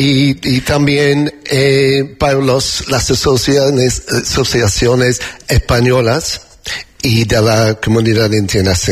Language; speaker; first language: Spanish; non-native, learner; English